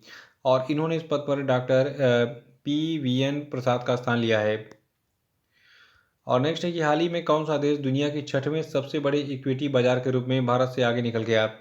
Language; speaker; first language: Hindi; native; Hindi